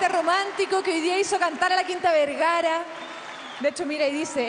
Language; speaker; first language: Spanish; native; Spanish